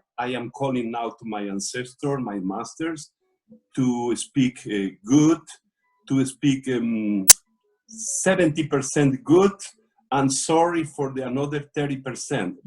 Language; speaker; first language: English; non-native, learner; Portuguese